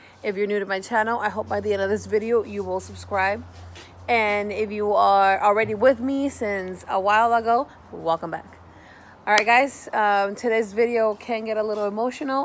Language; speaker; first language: English; early bilingual, other home language; Spanish